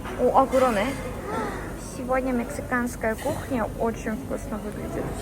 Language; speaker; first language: Russian; non-native, fluent; Korean